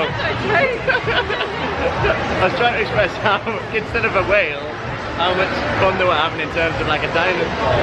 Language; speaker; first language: English; native; English